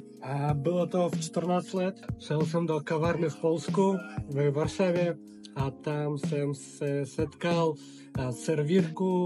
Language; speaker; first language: Czech; non-native, fluent; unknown